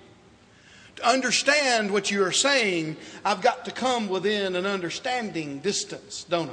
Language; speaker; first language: English; native; English